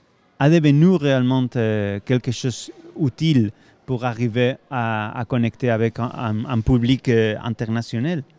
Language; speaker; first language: French; non-native, fluent; Spanish